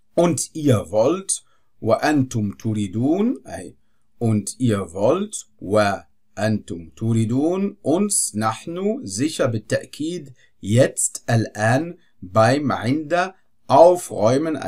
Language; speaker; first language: German; non-native, fluent; Arabic